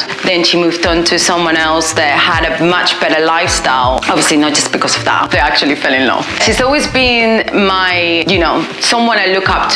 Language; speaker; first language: English; non-native, fluent; Spanish